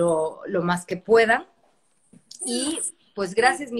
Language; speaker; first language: Spanish; native; Spanish